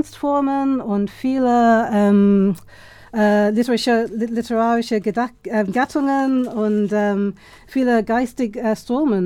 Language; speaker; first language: German; non-native, fluent; English